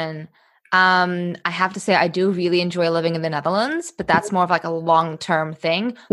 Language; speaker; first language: English; native; English